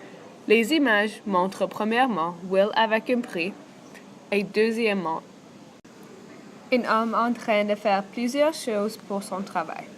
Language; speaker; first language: French; non-native, local second language; English